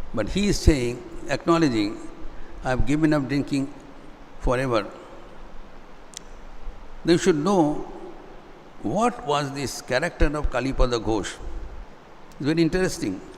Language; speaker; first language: English; non-native, local second language; Hindi